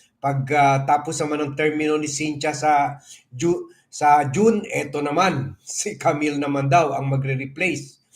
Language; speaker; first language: Filipino; native; Filipino